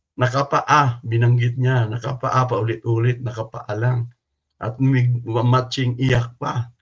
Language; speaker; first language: Filipino; non-native, local second language; Cebuano